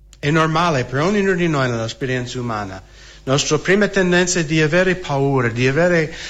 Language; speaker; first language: Italian; non-native, fluent; English